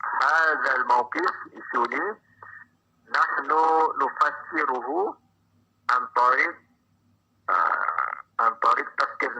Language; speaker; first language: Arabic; non-native, fluent; Malay